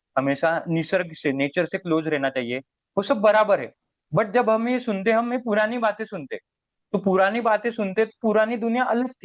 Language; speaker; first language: Hindi; non-native, local second language; Marathi